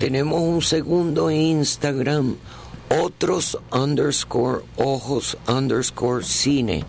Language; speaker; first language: Spanish; early bilingual, other home language; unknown